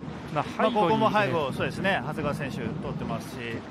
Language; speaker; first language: Japanese; native; Japanese